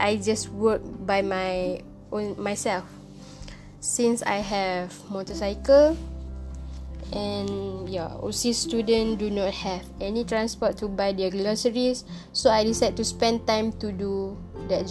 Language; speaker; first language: English; non-native, local second language; Malay